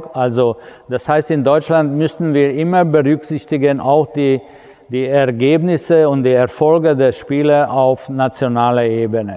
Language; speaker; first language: German; non-native, fluent; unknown